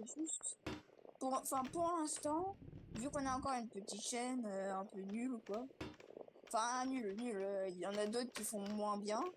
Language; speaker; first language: French; native; French